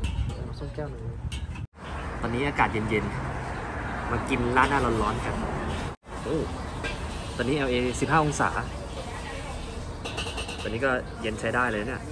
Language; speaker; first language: Thai; native; Thai